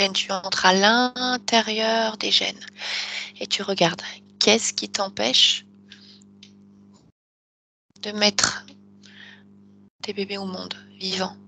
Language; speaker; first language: French; native; French